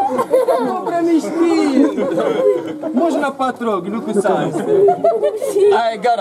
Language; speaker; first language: Russian; non-native, learner; Arabic